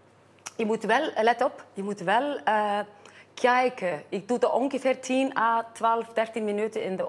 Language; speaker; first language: Dutch; non-native, fluent; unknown